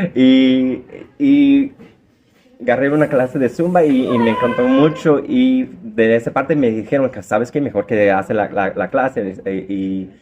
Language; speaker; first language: Spanish; early bilingual, heritage; Spanish